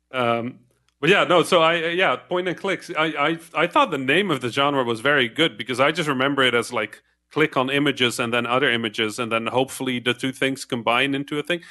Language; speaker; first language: English; non-native, fluent; Dutch